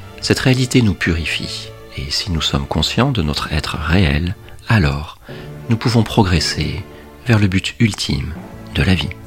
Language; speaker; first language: French; native; French